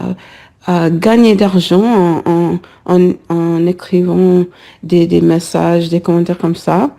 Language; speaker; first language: French; non-native, learner; English